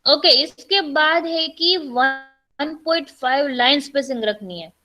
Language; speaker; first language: Hindi; non-native, local second language; Gujarati